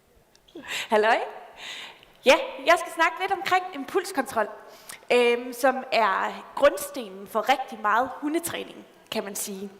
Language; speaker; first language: Danish; native; Danish